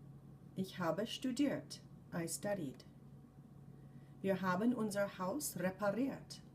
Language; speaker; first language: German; non-native, fluent; English